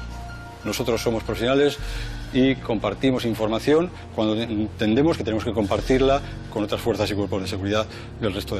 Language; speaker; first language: Spanish; native; Spanish